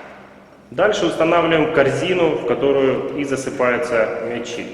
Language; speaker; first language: Russian; native; Russian